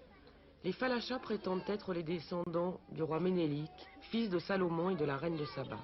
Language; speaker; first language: French; native; French